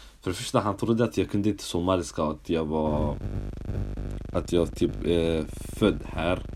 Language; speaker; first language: Swedish; early bilingual, other home language; Somali